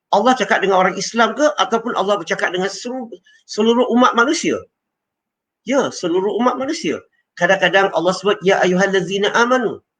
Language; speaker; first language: Malay; non-native, local second language; Chinese